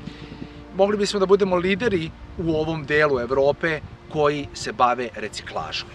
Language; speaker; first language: Serbian; native; Serbian